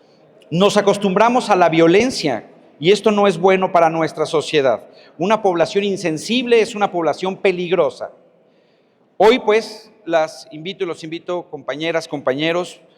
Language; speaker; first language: Spanish; native; Spanish